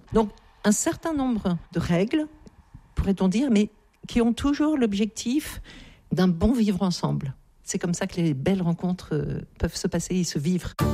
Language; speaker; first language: French; native; French